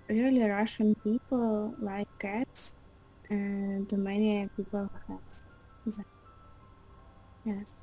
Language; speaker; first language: English; non-native, learner; Russian